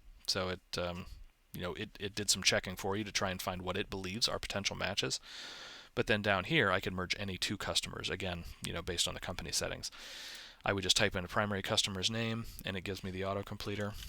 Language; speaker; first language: English; native; English